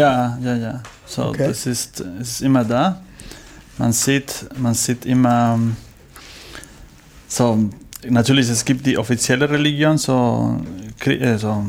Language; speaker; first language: German; non-native, learner; Spanish